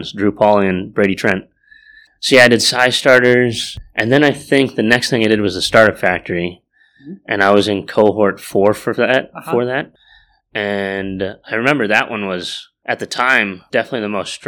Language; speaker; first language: English; native; English